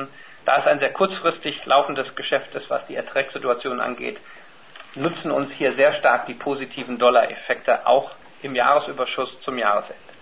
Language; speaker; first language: German; native; German